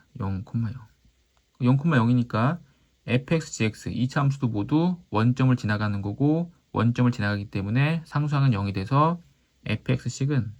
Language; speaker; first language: Korean; native; Korean